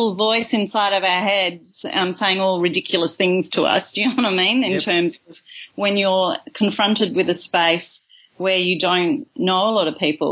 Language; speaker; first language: English; native; English